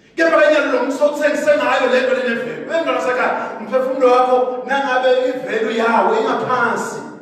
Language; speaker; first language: Zulu; non-native, local second language; Swati